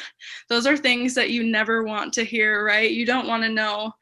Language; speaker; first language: English; native; English